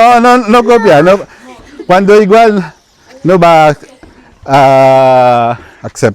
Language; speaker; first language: Spanish; non-native, learner; Filipino